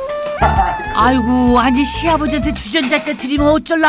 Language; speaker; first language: Korean; native; Korean